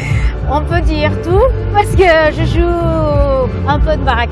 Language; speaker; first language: French; non-native, local second language; Malagasy